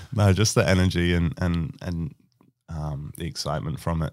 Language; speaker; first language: English; native; English